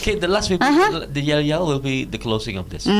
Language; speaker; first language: English; non-native, learner; Indonesian